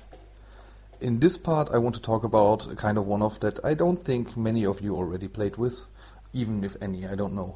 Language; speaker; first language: English; non-native, fluent; German